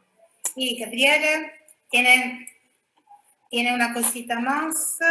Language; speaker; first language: Spanish; non-native, fluent; Italian